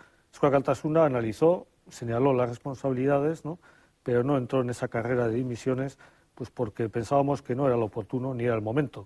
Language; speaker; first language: Spanish; native; Spanish